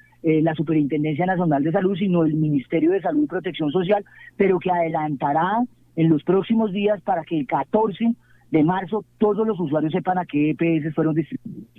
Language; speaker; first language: Spanish; native; Spanish